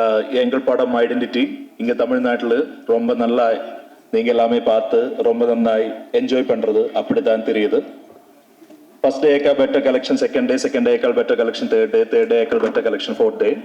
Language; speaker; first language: Tamil; non-native, learner; Malayalam